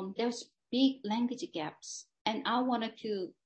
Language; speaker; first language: English; non-native, fluent; Korean